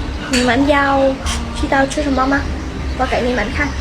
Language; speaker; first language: Chinese; non-native, learner; Vietnamese